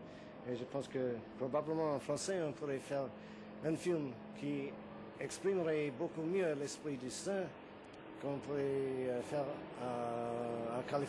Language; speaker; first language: French; non-native, fluent; English